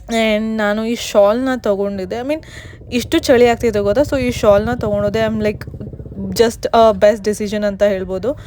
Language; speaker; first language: Kannada; native; Kannada